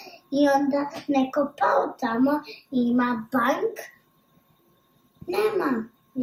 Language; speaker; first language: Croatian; early bilingual, heritage; Croatian